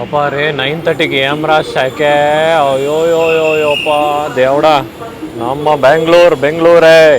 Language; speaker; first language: Telugu; non-native, learner; Kannada